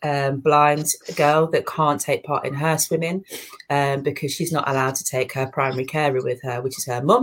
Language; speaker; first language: English; native; English